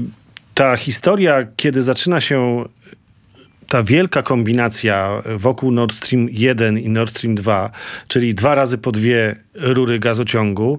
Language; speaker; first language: Polish; native; Polish